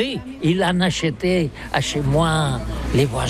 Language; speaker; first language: French; non-native, learner; Catalan